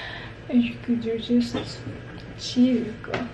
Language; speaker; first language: French; non-native, learner; Japanese